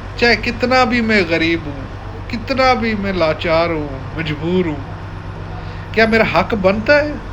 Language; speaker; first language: Urdu; non-native, local second language; Sindhi